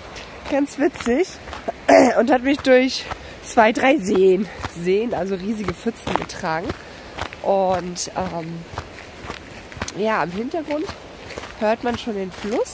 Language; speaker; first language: German; native; German